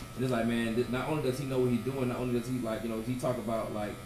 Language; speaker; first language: English; native; English